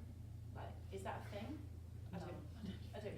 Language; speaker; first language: English; native; English